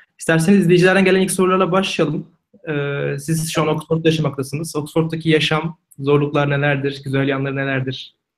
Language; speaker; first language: Turkish; native; Turkish